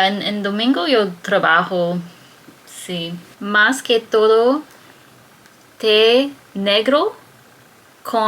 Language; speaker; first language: Spanish; non-native, learner; English